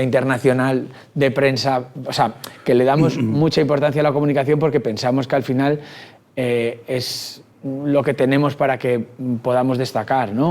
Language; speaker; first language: Spanish; native; Spanish